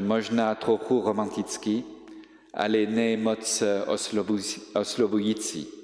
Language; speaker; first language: Czech; non-native, fluent; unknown